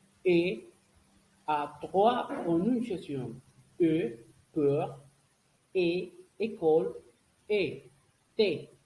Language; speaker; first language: French; non-native, learner; Spanish